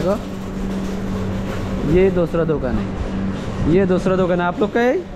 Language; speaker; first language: Hindi; non-native, learner; Bangla